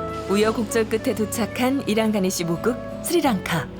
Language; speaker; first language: Korean; native; Korean